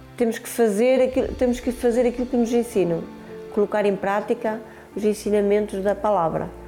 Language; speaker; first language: Portuguese; early bilingual, other home language; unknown